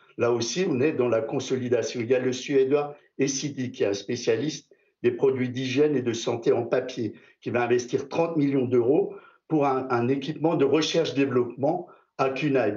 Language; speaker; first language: French; native; French